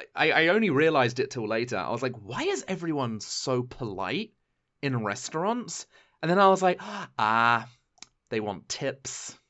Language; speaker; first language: English; native; English